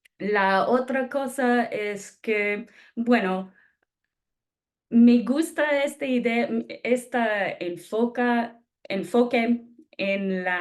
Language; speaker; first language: Spanish; non-native, fluent; English